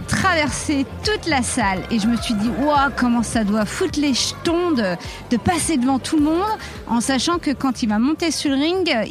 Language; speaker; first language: French; native; French